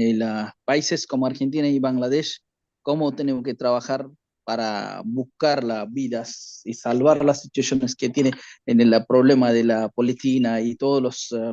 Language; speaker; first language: Spanish; non-native, learner; Bangla